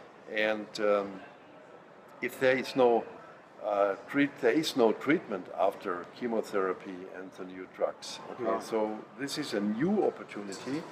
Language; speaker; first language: English; non-native, fluent; German